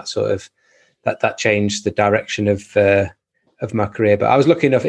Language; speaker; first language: English; native; English